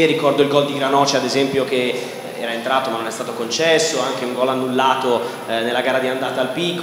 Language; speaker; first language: Italian; native; Italian